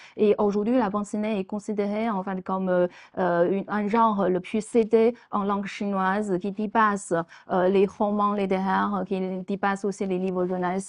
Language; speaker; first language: French; non-native, fluent; Chinese